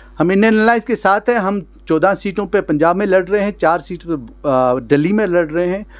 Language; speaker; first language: Hindi; non-native, local second language; Kashmiri